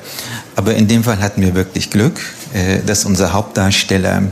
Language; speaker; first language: German; non-native, fluent; Turkish